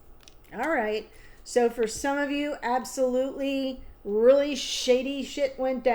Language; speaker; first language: English; native; English